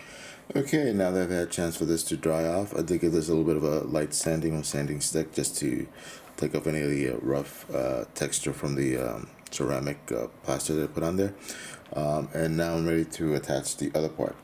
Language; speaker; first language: English; native; English